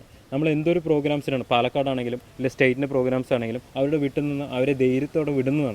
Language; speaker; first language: Malayalam; native; Malayalam